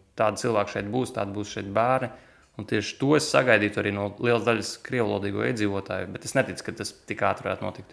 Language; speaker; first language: Latvian; native; Latvian